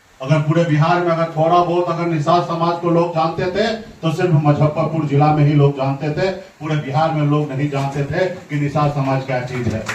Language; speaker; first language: Hindi; native; Hindi